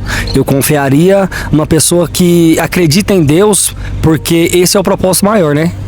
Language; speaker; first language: Portuguese; native; Portuguese